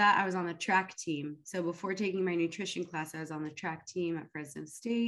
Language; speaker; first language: English; early bilingual, other home language; Arabic